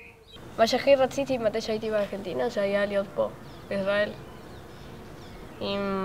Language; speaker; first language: Hebrew; non-native, learner; Spanish